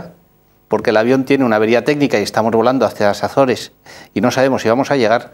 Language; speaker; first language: Spanish; native; Spanish